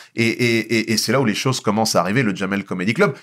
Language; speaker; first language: French; native; French